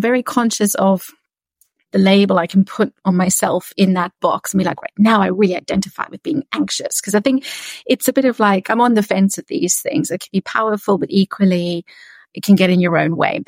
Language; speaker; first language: English; native; English